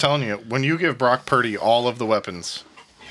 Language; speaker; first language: English; native; English